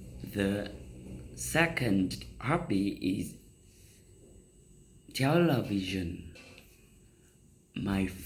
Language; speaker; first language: English; non-native, learner; Vietnamese